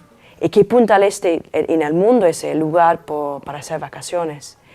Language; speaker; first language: Spanish; non-native, learner; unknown